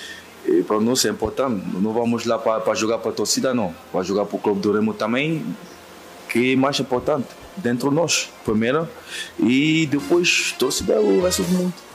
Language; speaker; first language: Portuguese; non-native, fluent; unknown